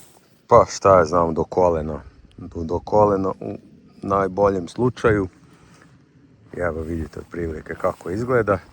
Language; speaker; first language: Croatian; native; Croatian